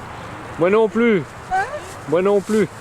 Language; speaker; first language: French; native; French